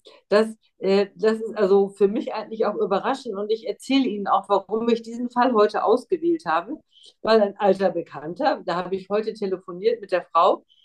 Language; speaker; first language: German; native; German